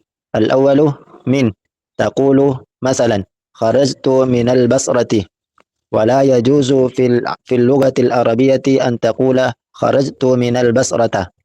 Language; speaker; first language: Arabic; non-native, learner; Indonesian